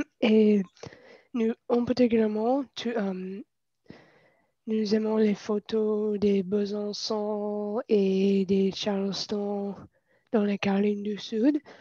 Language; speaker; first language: French; non-native, learner; English